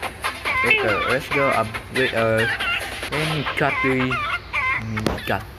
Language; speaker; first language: English; non-native, learner; Indonesian